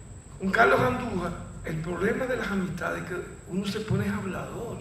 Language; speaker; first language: Spanish; native; Spanish